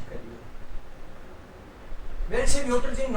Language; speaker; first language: German; non-native, fluent; Hindi